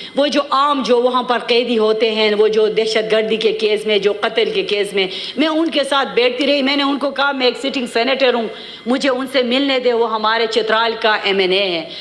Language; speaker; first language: Urdu; non-native, local second language; Khowar